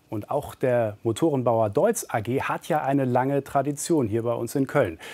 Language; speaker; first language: German; native; German